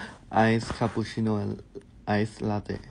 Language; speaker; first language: English; non-native, learner; Thai